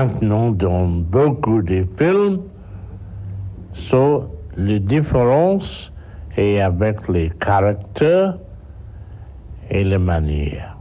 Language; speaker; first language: French; non-native, learner; English